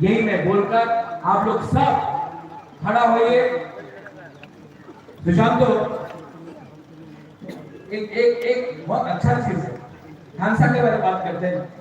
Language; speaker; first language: Hindi; non-native, local second language; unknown